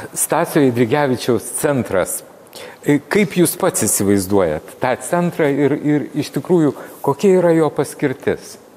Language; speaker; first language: Lithuanian; native; Lithuanian